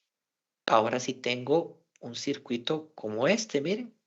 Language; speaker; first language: Spanish; native; Spanish